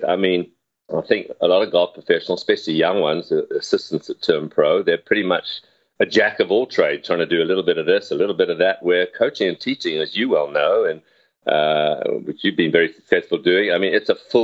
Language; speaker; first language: English; native; English